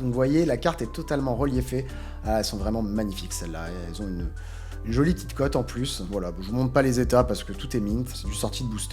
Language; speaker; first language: French; native; French